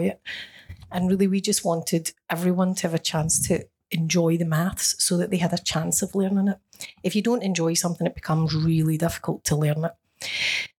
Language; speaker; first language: English; native; English